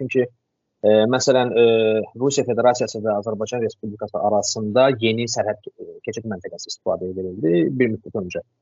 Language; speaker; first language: Azerbaijani; non-native, local second language; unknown